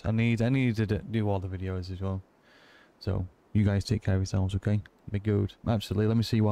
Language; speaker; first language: English; native; English